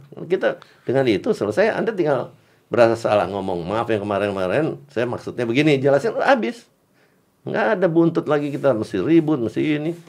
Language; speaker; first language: Indonesian; native; Indonesian